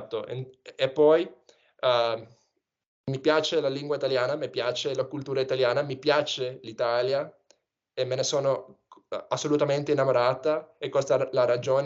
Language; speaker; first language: Italian; non-native, fluent; English